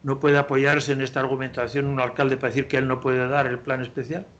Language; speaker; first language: Spanish; native; Spanish